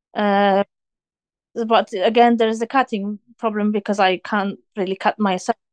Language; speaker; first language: English; non-native, fluent; Polish